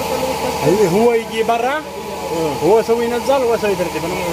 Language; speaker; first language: Arabic; non-native, learner; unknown